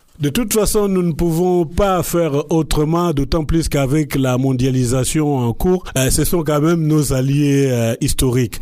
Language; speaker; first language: French; non-native, local second language; Lingala